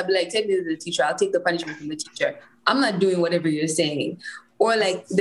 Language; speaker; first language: English; non-native, local second language; Ganda